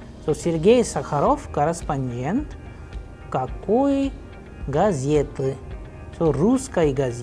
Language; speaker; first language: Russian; non-native, fluent; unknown